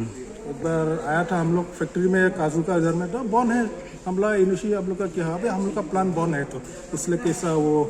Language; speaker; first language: Hindi; non-native, local second language; Khasi